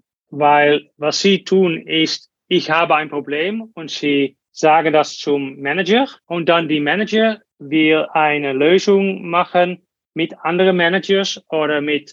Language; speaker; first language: German; non-native, learner; Dutch